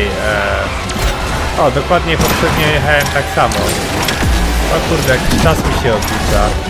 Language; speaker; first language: Polish; native; Polish